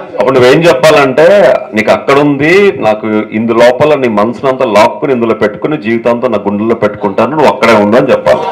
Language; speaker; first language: Telugu; native; Telugu